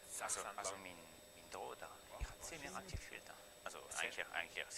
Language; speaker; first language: German; non-native, fluent; French